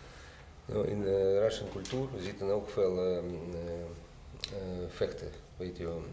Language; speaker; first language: Dutch; non-native, learner; Russian